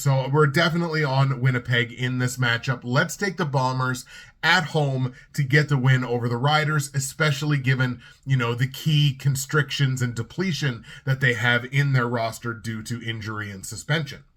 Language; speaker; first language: English; native; English